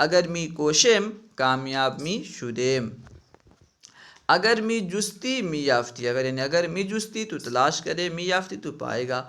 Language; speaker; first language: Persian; non-native, learner; Urdu